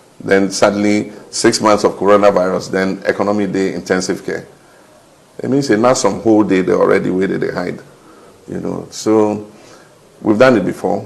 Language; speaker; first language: Nigerian Pidgin; non-native, fluent; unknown